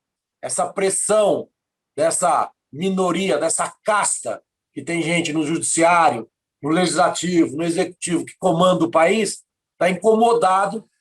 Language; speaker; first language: Portuguese; native; Portuguese